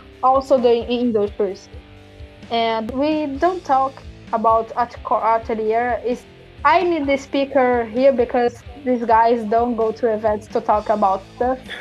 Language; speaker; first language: English; non-native, fluent; Portuguese